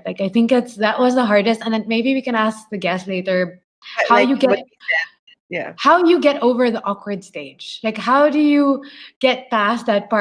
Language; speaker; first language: English; non-native, local second language; Filipino